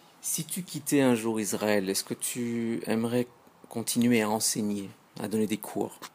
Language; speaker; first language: French; native; French